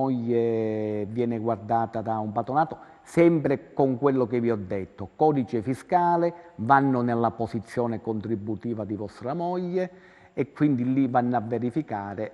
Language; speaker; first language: Italian; native; Italian